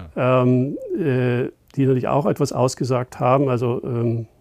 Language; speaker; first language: German; native; German